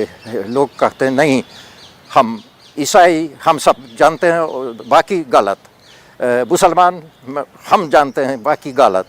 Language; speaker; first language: Hindi; non-native, fluent; Polish